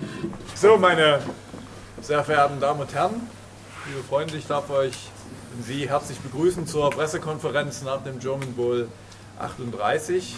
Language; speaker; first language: German; native; German